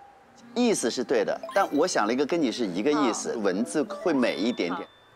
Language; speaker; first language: Chinese; native; Chinese